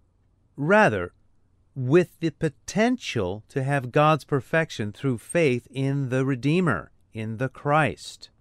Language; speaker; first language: English; native; English